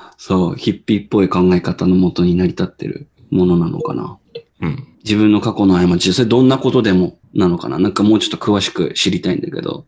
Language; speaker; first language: Japanese; native; Japanese